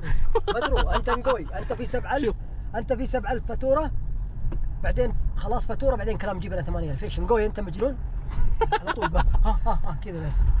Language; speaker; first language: Arabic; non-native, learner; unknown